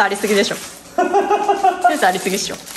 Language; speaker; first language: Japanese; native; Japanese